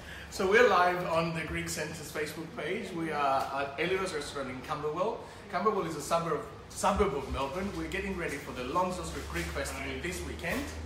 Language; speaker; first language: English; early bilingual, other home language; Greek